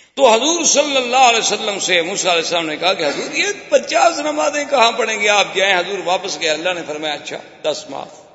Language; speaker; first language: Urdu; native; Urdu